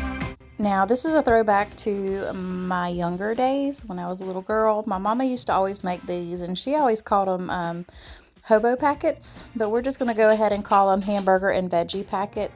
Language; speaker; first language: English; native; English